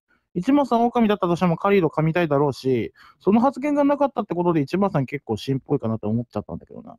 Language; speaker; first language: Japanese; native; Japanese